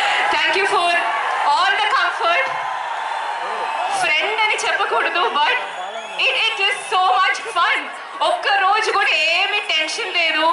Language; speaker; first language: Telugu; non-native, fluent; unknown